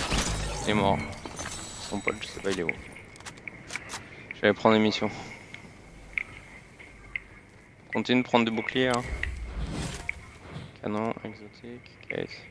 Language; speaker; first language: French; native; French